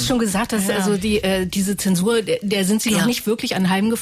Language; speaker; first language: German; native; German